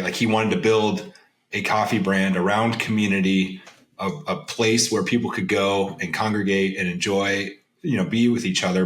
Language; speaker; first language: English; native; English